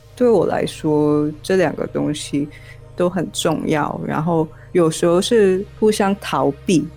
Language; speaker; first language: Chinese; non-native, local second language; Cantonese